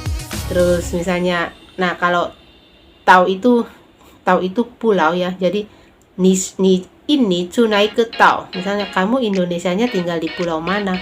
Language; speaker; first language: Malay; non-native, local second language; Javanese